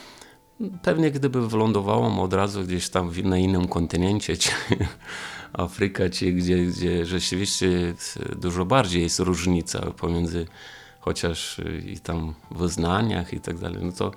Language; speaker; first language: Polish; non-native, fluent; Romanian